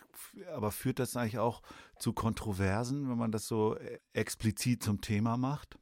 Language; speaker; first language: German; native; German